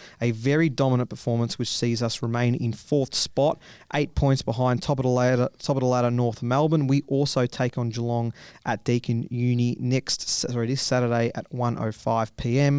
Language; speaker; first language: English; native; English